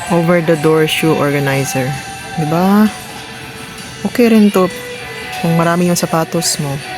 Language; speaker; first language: Filipino; non-native, local second language; Cebuano